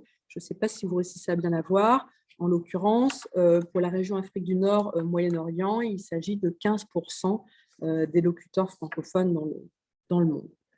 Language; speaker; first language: French; native; French